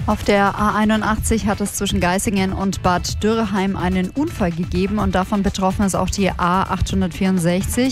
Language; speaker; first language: German; native; German